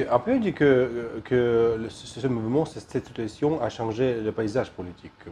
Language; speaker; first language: French; non-native, learner; Ukrainian